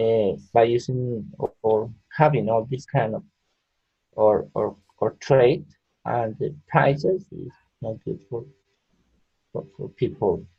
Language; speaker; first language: English; non-native, learner; Spanish